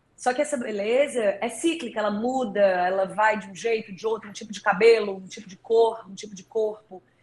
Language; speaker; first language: Portuguese; native; Portuguese